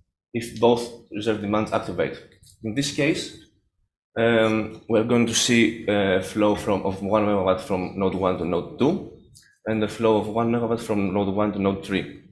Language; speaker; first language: English; non-native, fluent; Greek